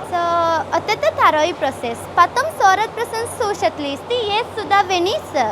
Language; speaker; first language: Russian; non-native, learner; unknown